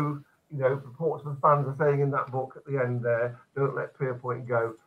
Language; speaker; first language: English; native; English